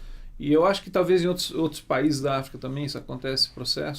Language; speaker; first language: Portuguese; native; Portuguese